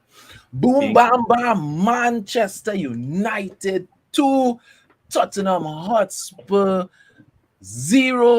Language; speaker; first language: English; native; English